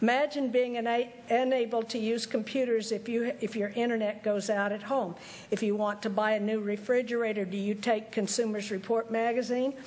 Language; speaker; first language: English; native; English